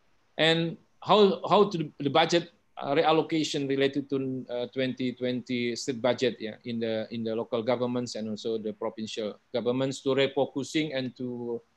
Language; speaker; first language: English; non-native, fluent; Indonesian